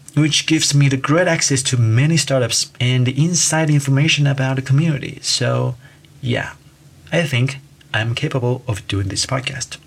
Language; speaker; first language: English; non-native, fluent; Chinese